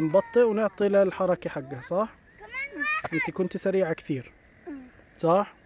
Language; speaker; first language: Arabic; native; Arabic